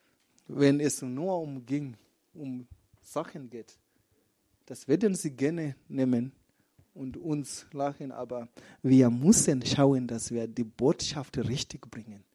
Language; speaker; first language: German; non-native, fluent; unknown